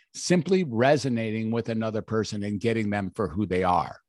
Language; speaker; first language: English; native; English